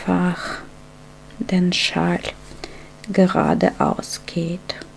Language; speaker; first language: German; non-native, fluent; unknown